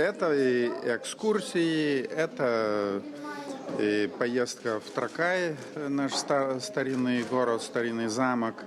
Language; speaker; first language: Russian; non-native, fluent; Lithuanian